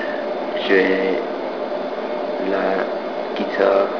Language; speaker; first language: French; non-native, learner; English